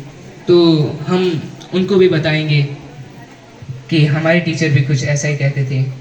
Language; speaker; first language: Hindi; native; Hindi